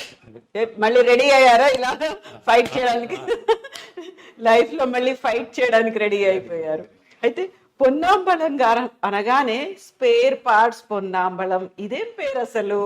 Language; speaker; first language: Telugu; native; Telugu